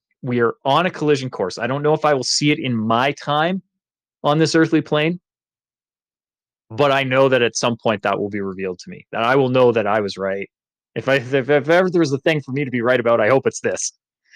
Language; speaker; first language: English; native; English